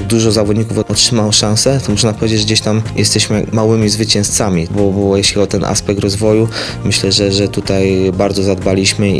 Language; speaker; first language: Polish; native; Polish